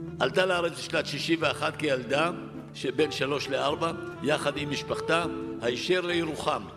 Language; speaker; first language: Hebrew; early bilingual, other home language; Arabic